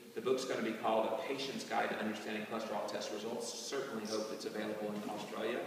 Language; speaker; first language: English; native; English